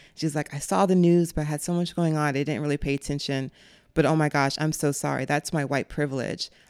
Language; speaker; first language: English; native; English